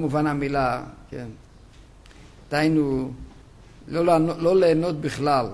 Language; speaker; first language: Hebrew; non-native, fluent; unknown